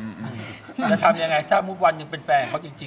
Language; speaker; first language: Thai; native; Thai